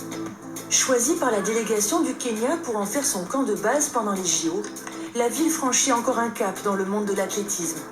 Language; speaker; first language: French; native; French